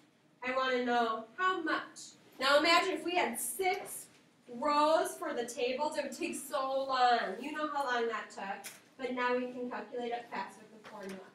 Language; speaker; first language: English; native; English